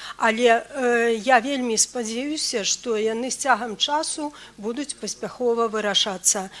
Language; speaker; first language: Belarusian; native; Belarusian